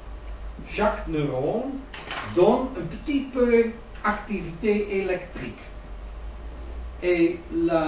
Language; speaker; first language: French; non-native, learner; Dutch